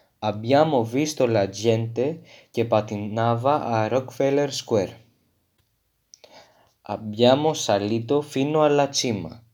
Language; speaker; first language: Italian; non-native, learner; French